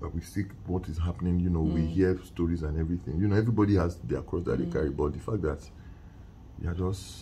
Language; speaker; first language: English; non-native, local second language; Yoruba